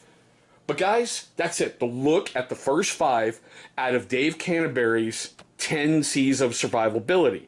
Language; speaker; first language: English; native; English